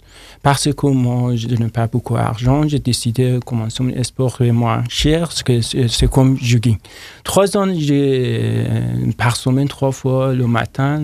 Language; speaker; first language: French; non-native, learner; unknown